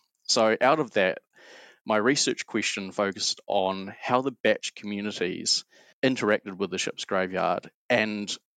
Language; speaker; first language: English; native; English